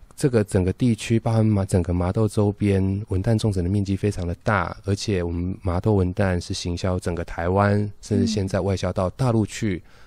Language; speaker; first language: Chinese; native; Chinese